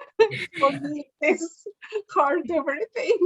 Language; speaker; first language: English; non-native, learner; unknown